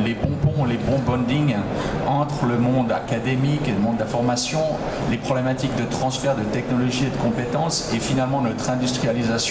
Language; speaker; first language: French; native; French